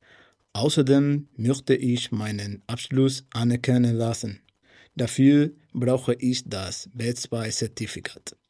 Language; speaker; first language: German; non-native, learner; Spanish